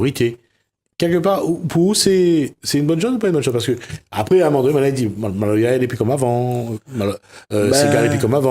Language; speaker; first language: French; non-native, local second language; Réunion Creole French